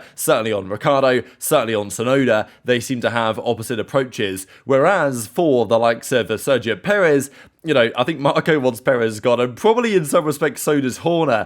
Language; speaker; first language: English; native; English